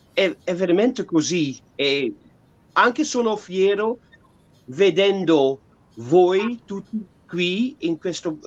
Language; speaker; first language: Italian; non-native, fluent; Dutch